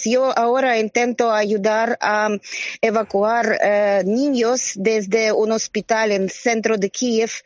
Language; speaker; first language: Spanish; non-native, learner; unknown